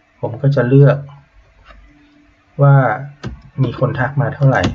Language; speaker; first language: Thai; native; Thai